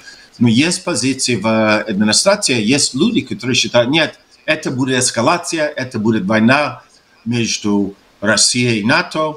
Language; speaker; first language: Russian; non-native, fluent; English